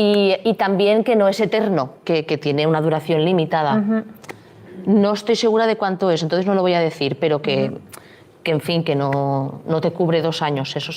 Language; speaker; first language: Spanish; native; Spanish